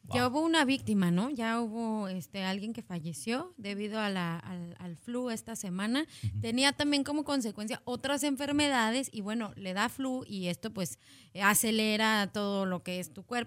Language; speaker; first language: Spanish; native; Spanish